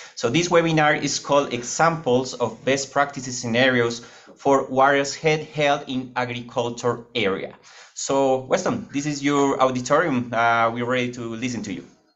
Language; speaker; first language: English; non-native, fluent; Spanish